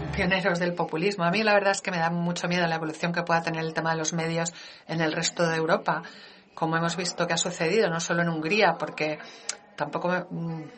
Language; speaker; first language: Spanish; non-native, fluent; Danish